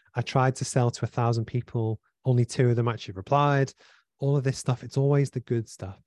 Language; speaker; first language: English; native; English